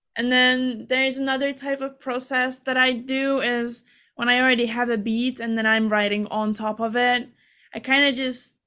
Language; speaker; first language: English; non-native, fluent; Hungarian